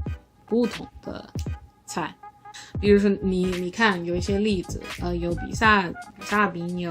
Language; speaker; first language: Chinese; non-native, learner; English